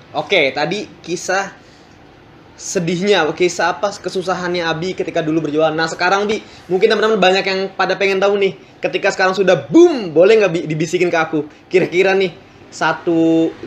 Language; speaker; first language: Indonesian; native; Indonesian